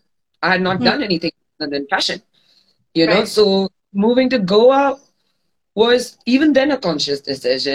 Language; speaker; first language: English; non-native, local second language; Gujarati